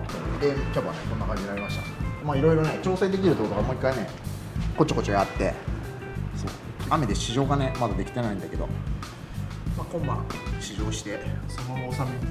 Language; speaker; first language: Japanese; native; Japanese